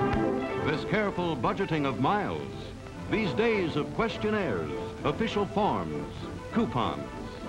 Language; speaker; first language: English; native; English